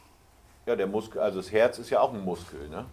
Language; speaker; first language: German; native; German